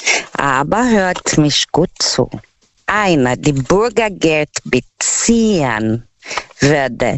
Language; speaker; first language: German; non-native, learner; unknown